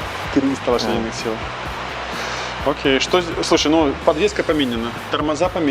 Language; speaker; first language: Russian; native; Russian